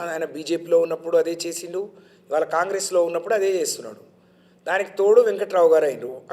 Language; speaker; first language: Telugu; non-native, local second language; Lambadi